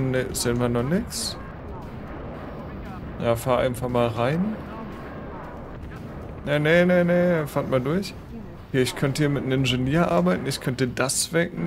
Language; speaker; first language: German; native; German